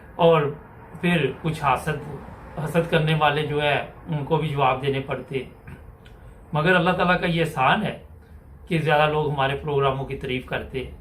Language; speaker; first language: Urdu; native; Urdu